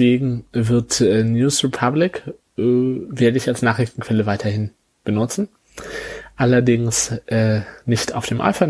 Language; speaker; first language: German; native; German